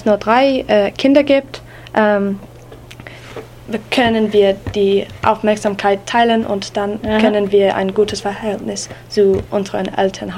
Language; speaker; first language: German; non-native, learner; English